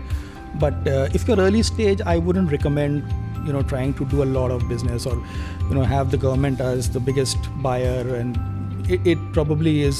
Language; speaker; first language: English; non-native, local second language; Hindi